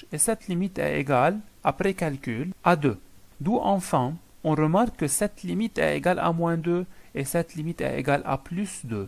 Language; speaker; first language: French; non-native, local second language; Arabic